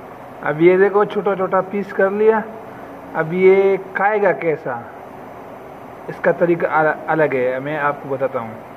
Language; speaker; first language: Hindi; non-native, local second language; Pashto